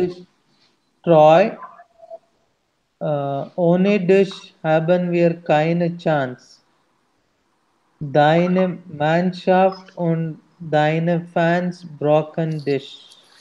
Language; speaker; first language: German; non-native, learner; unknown